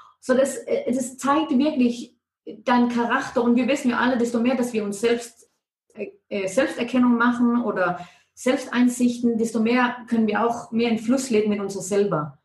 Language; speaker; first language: German; non-native, fluent; Danish